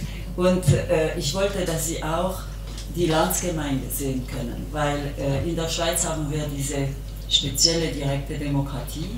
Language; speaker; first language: German; non-native, local second language; French